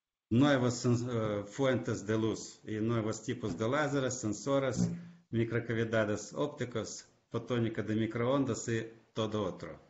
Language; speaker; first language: Spanish; non-native, fluent; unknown